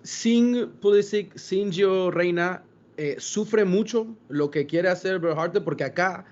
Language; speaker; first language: Spanish; native; Spanish